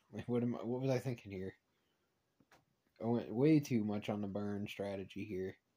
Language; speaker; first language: English; native; English